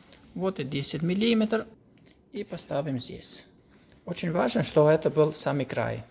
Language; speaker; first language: Russian; non-native, learner; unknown